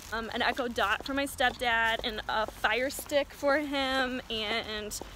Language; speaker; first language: English; native; English